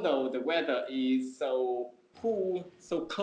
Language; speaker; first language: English; non-native, learner; Vietnamese